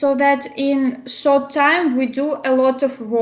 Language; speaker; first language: English; non-native, learner; Russian